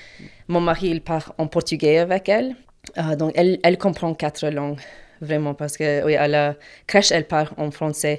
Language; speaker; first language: French; non-native, learner; English